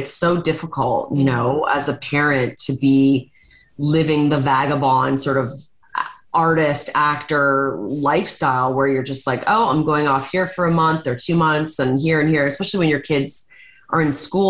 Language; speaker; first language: English; native; English